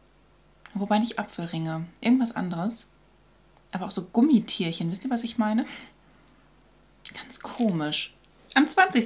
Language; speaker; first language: German; native; German